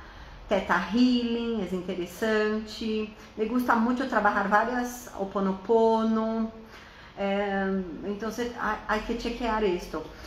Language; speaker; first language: Spanish; non-native, fluent; Portuguese